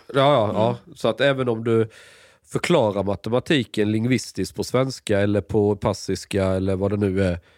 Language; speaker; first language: Swedish; native; Swedish